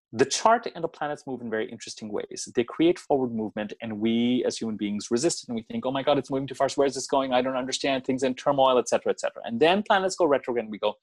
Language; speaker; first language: English; non-native, local second language; Hindi